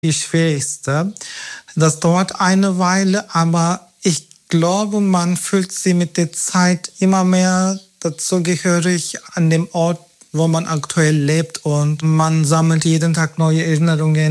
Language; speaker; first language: German; non-native, fluent; Turkish